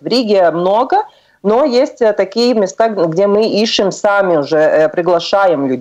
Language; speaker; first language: Russian; non-native, local second language; Latvian